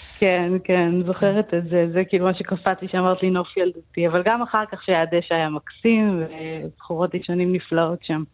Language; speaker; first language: Hebrew; native; Hebrew